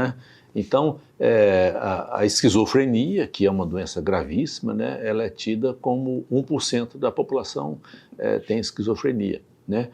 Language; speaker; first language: Portuguese; native; Portuguese